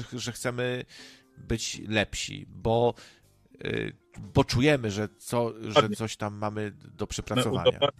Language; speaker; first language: Polish; native; Polish